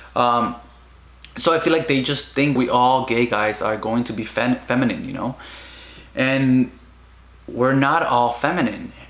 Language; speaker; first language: English; early bilingual, other home language; Spanish